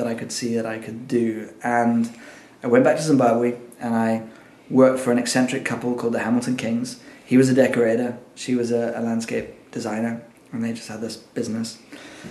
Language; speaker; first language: English; native; English